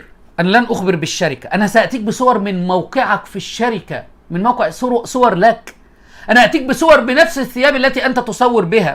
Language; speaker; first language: Arabic; native; Arabic